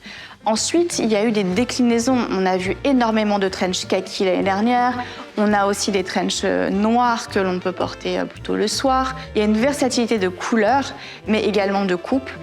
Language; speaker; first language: French; native; French